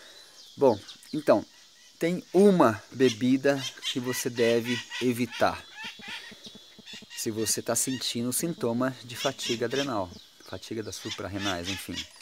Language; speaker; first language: Portuguese; native; Portuguese